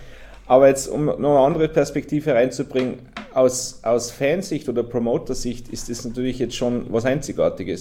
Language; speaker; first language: German; native; German